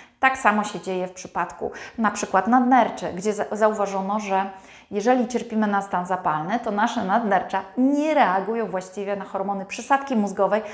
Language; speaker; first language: Polish; native; Polish